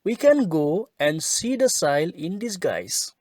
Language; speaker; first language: English; non-native, local second language; Assamese